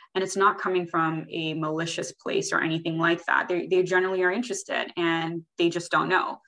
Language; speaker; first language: English; early bilingual, other home language; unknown